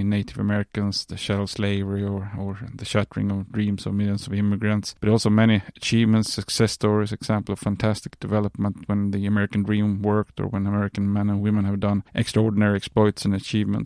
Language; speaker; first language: English; non-native, fluent; Swedish